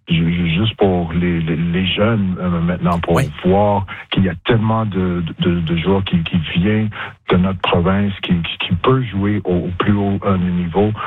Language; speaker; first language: French; non-native, local second language; English